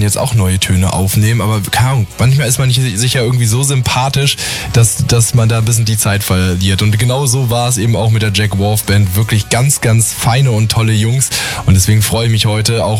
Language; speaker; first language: German; native; German